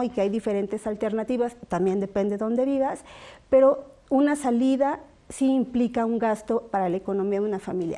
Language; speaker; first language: Spanish; native; Spanish